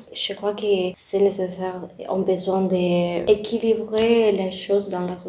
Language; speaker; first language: French; non-native, learner; Spanish